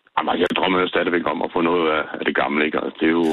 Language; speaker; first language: Danish; native; Danish